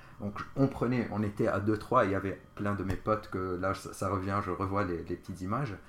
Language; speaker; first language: French; non-native, local second language; Arabic